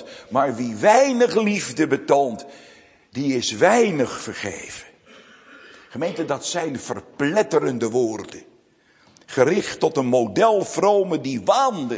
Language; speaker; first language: Dutch; native; Dutch